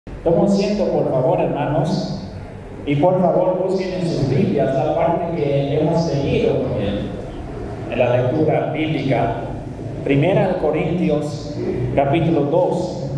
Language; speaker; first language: Spanish; non-native, fluent; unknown